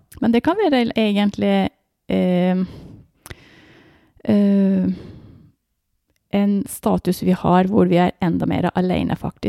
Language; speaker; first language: Norwegian; non-native, fluent; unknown